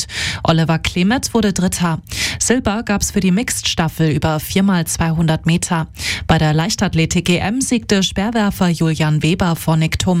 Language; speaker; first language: German; native; German